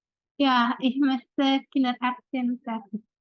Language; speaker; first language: German; non-native, learner; Indonesian